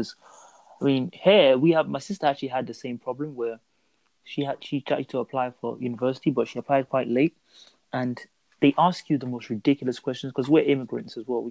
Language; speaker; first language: English; non-native, local second language; Yoruba